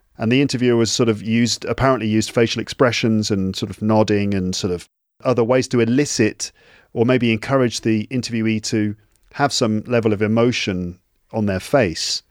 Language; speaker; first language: English; native; English